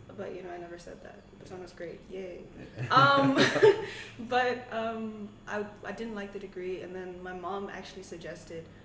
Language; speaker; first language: English; non-native, local second language; Tswana